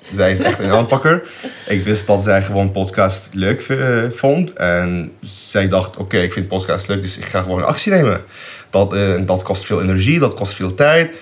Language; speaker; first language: Dutch; non-native, fluent; Arabic